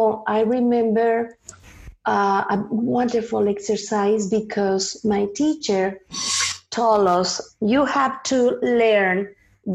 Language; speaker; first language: English; non-native, learner; Spanish